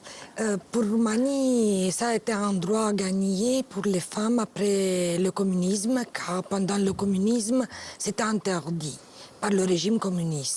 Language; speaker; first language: French; non-native, fluent; Romanian